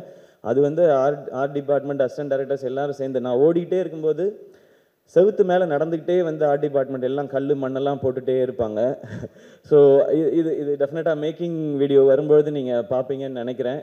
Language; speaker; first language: Tamil; native; Tamil